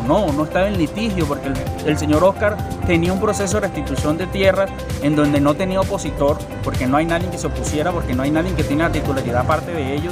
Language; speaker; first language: Spanish; native; Spanish